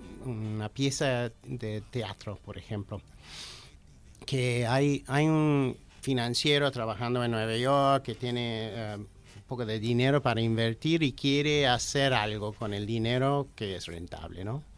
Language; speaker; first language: Spanish; non-native, fluent; English